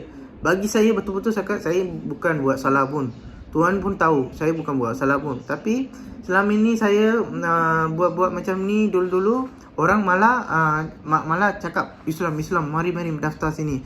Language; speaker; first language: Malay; non-native, local second language; Tamil